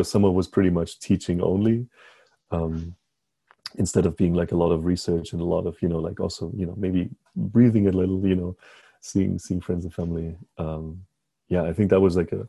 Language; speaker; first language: English; non-native, fluent; German